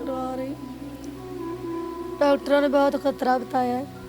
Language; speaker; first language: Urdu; non-native, local second language; Punjabi